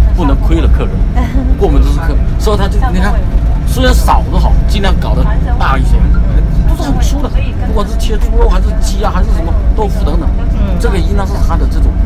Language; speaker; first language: Chinese; native; Chinese